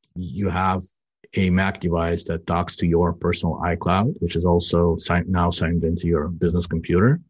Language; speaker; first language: English; early bilingual, other home language; Russian